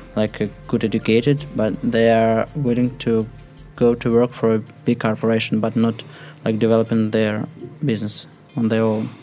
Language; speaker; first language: English; non-native, fluent; Russian